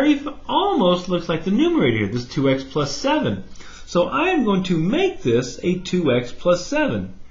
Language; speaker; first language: English; native; English